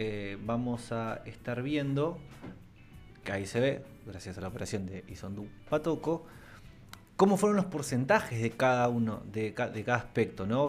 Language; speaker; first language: Spanish; native; Spanish